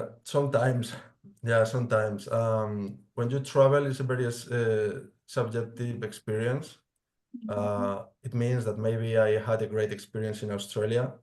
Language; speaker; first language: English; non-native, fluent; Spanish